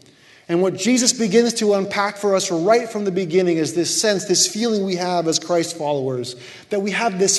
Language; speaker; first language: English; native; English